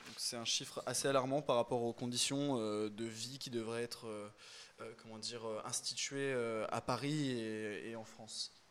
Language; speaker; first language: French; native; French